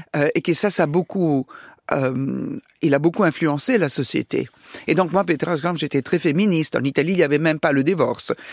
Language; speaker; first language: French; non-native, fluent; Italian